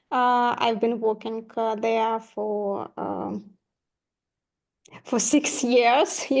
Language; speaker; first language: English; non-native, learner; Ukrainian